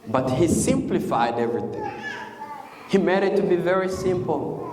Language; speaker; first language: English; non-native, local second language; Swahili